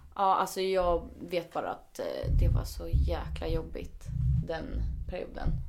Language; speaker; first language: Swedish; early bilingual, other home language; Spanish